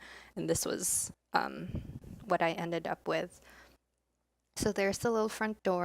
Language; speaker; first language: English; native; English